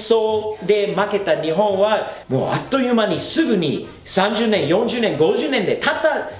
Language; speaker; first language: Japanese; non-native, fluent; English